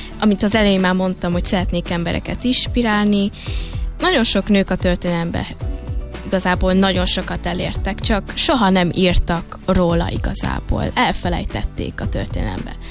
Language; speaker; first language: Hungarian; early bilingual, heritage; Hungarian